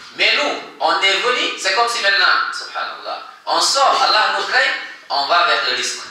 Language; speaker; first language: French; non-native, local second language; Wolof